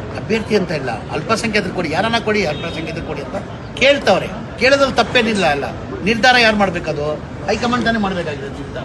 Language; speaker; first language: Kannada; non-native, local second language; Urdu